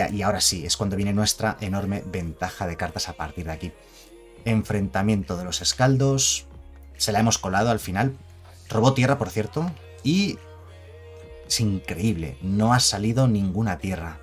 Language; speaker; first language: Spanish; native; Spanish